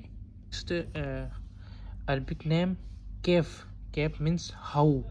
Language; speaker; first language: English; non-native, learner; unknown